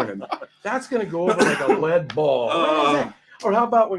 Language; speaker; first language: English; native; English